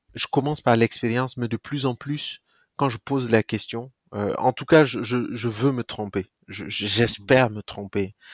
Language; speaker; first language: French; non-native, local second language; Mossi